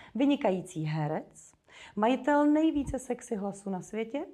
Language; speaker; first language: Czech; native; Czech